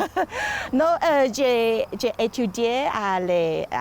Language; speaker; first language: French; non-native, learner; Chinese